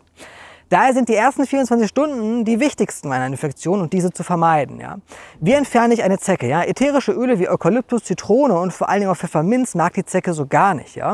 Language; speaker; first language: German; native; German